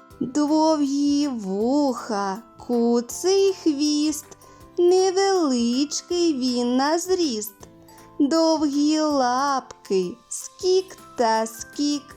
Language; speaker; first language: Ukrainian; native; Ukrainian